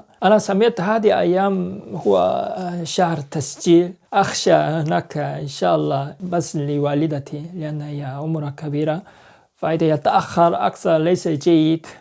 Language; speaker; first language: Arabic; non-native, learner; Korean